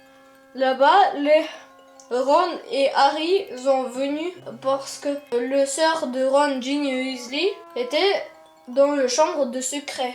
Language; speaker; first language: French; non-native, learner; Russian